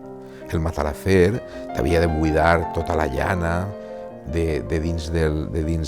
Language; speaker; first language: Catalan; native; Catalan